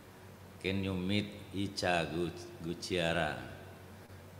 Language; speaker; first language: English; non-native, learner; Indonesian